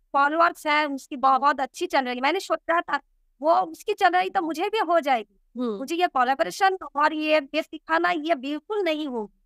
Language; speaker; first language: Hindi; non-native, local second language; Bangla